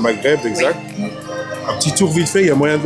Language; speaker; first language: French; non-native, local second language; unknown